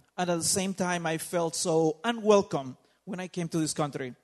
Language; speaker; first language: English; non-native, fluent; Spanish